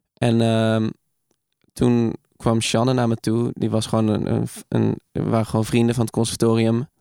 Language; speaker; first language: Dutch; native; Dutch